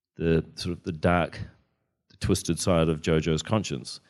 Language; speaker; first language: English; native; English